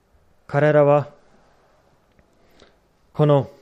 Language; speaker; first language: Japanese; non-native, fluent; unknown